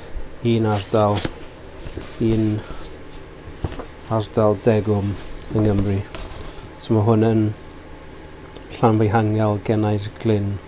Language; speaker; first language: Welsh; non-native, local second language; English